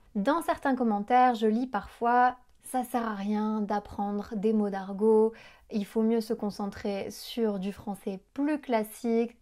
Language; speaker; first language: French; native; French